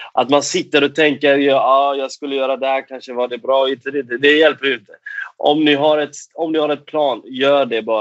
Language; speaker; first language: Swedish; non-native, fluent; Persian